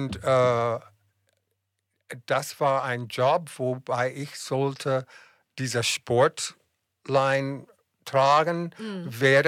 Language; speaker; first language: German; non-native, fluent; English